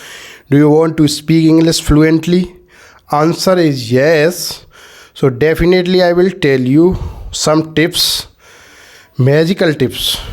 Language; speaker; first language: English; non-native, learner; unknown